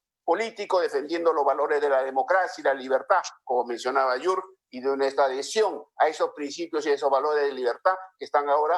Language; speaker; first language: Spanish; native; Spanish